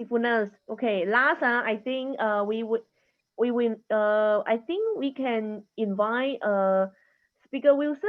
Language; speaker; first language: English; non-native, learner; Chinese